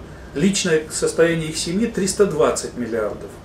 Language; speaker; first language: Russian; native; Russian